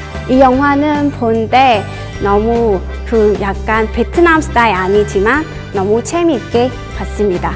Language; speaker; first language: Korean; non-native, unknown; Vietnamese